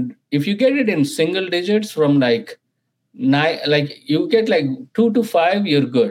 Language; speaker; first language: English; non-native, local second language; Telugu